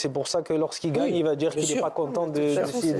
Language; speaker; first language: French; native; French